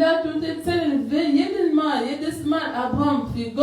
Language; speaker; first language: German; non-native, learner; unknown